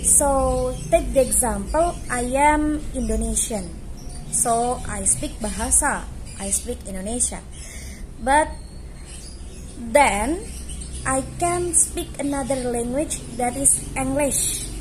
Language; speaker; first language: English; non-native, learner; Javanese